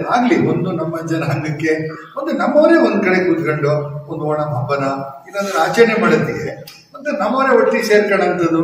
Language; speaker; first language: Kannada; non-native, local second language; Malayalam